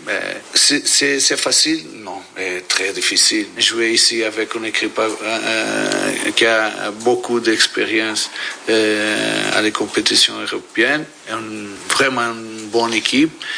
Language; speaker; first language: French; non-native, learner; Portuguese